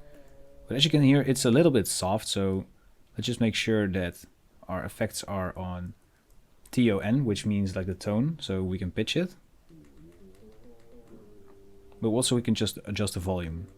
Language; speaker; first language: English; non-native, fluent; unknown